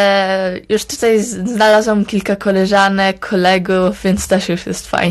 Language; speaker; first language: Polish; early bilingual, heritage; Polish